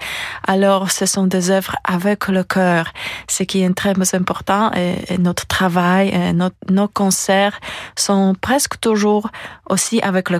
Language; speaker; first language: French; non-native, fluent; Polish